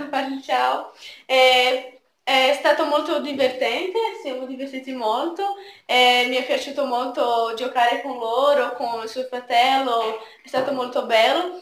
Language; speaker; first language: Italian; non-native, learner; Portuguese